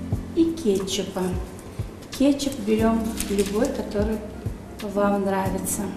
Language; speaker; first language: Russian; native; Russian